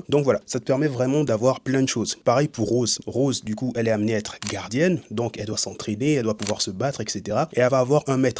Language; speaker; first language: French; native; French